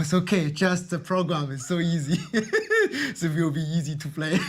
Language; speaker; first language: English; non-native, learner; Chinese